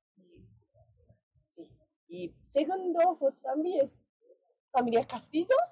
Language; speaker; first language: Spanish; non-native, learner; Japanese